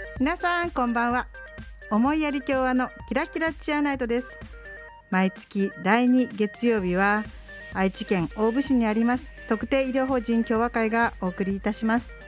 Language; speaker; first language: Japanese; native; Japanese